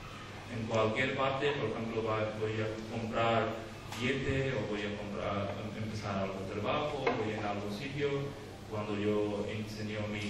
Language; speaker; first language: Spanish; non-native, learner; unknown